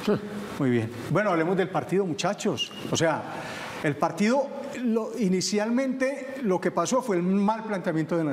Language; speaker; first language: Spanish; native; Spanish